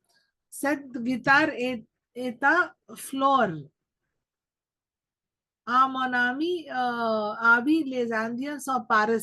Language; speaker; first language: French; non-native, learner; Telugu